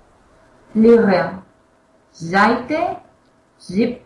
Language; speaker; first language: German; non-native, learner; Spanish